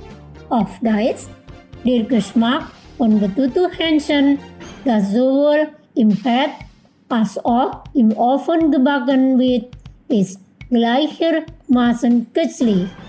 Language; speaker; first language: German; non-native, fluent; Indonesian